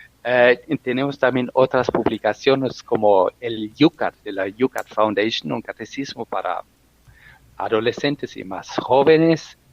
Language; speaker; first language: Spanish; non-native, fluent; German